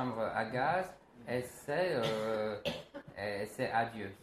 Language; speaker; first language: French; non-native, fluent; Slovak